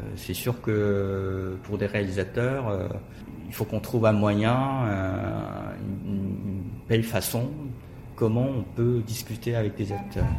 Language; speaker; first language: French; non-native, fluent; Korean